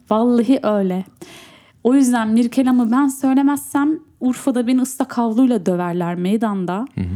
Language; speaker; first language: Turkish; native; Turkish